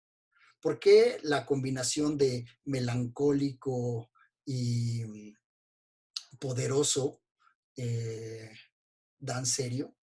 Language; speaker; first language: Spanish; native; Spanish